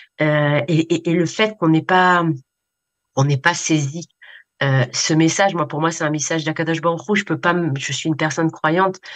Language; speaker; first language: French; native; French